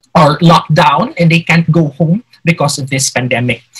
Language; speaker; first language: English; non-native, local second language; Hiligaynon